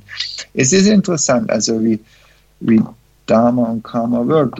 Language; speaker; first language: German; early bilingual, heritage; German